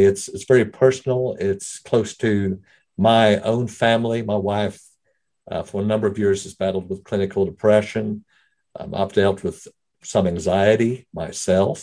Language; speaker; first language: English; native; English